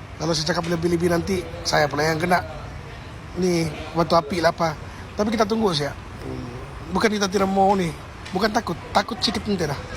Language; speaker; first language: Malay; native; Malay